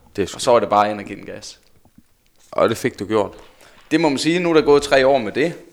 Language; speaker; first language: Danish; native; Danish